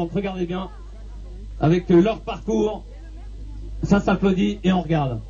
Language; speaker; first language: French; native; French